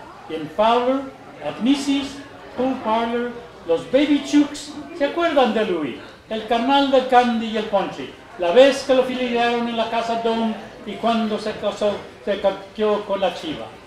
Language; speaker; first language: Spanish; early bilingual, heritage; Spanish